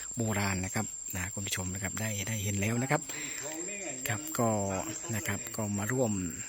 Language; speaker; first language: Thai; native; Thai